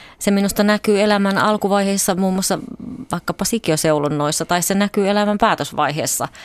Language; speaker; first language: Finnish; native; Finnish